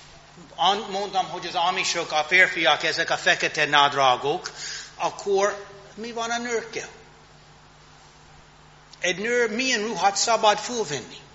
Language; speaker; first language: Hungarian; non-native, fluent; English